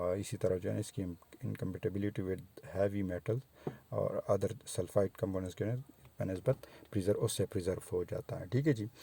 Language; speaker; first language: Urdu; non-native, local second language; Pashto